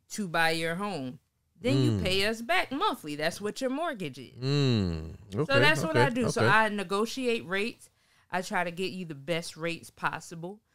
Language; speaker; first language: English; native; English